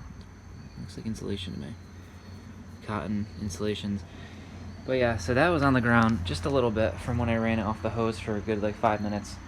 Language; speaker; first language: English; native; English